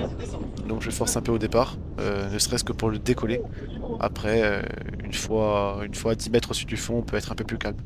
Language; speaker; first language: French; native; French